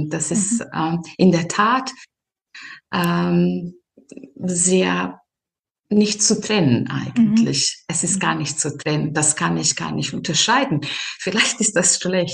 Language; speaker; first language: German; non-native, fluent; Serbian